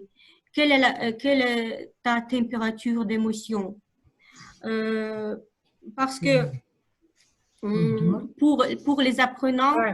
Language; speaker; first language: French; non-native, fluent; Russian